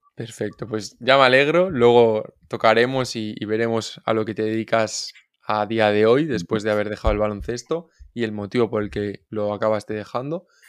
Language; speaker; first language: Spanish; native; Spanish